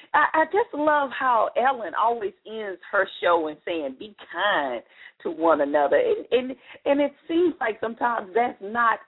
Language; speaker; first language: English; native; English